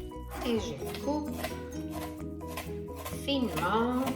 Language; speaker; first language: French; non-native, fluent; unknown